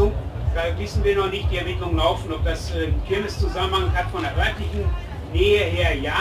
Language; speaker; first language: German; native; German